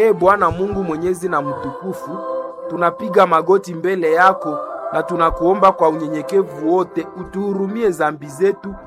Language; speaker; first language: Swahili; non-native, local second language; Nande